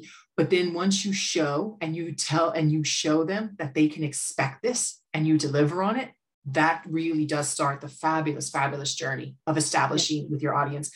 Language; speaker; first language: English; native; English